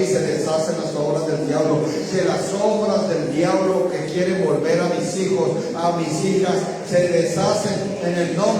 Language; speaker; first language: Spanish; native; Spanish